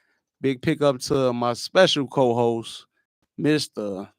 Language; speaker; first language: English; native; English